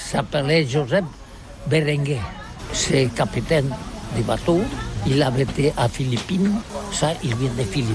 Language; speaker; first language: French; non-native, learner; Catalan